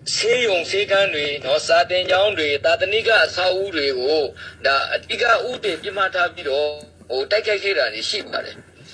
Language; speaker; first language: Burmese; native; Burmese